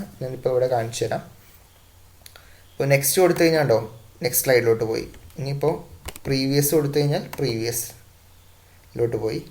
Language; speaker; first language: Malayalam; native; Malayalam